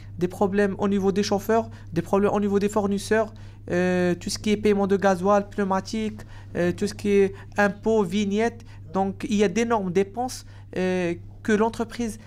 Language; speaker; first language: French; non-native, local second language; Arabic